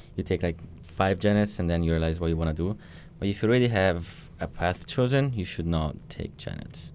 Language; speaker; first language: English; non-native, fluent; Italian